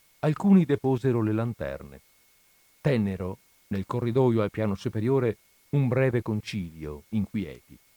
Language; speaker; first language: Italian; native; Italian